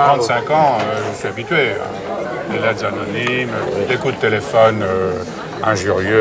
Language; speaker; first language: French; native; French